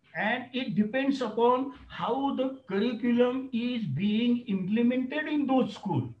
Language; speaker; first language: English; non-native, local second language; Marathi